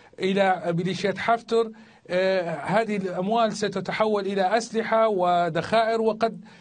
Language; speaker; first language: Arabic; native; Arabic